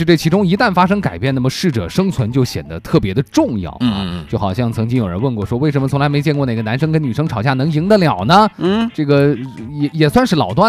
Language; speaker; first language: Chinese; native; Chinese